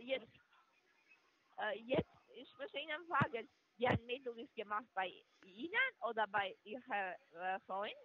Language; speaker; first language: German; non-native, learner; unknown